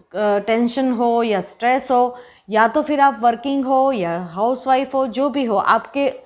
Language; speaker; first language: Hindi; non-native, local second language; Gujarati